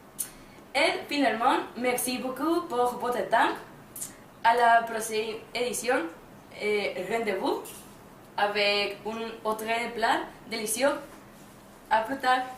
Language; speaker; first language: French; non-native, learner; Spanish